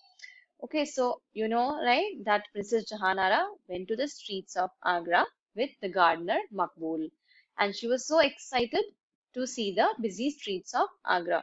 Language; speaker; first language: English; non-native, local second language; Hindi